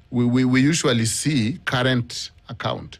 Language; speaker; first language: English; non-native, local second language; Luo (Kenya and Tanzania)